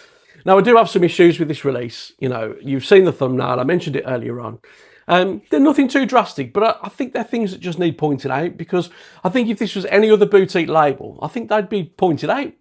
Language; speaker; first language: English; native; English